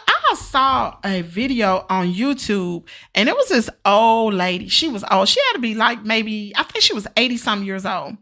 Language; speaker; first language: English; native; English